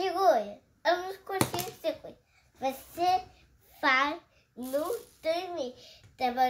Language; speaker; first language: Portuguese; early bilingual, heritage; Portuguese